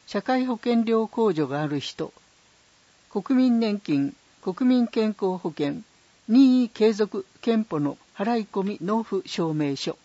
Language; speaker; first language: Japanese; native; Japanese